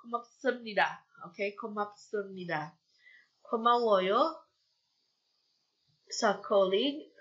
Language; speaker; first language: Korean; non-native, fluent; Filipino